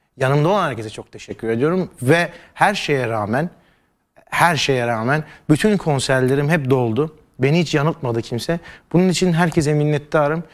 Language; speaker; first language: Turkish; native; Turkish